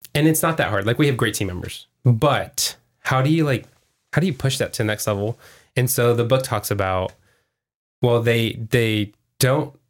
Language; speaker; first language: English; native; English